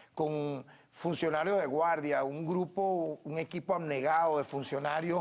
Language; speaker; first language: Spanish; native; Spanish